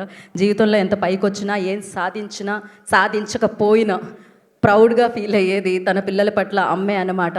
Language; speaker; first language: Telugu; native; Telugu